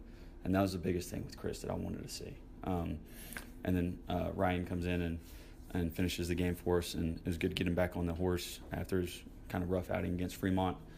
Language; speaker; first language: English; native; English